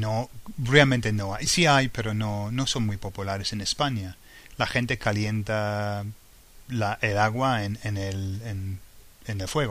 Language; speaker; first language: Spanish; non-native, fluent; English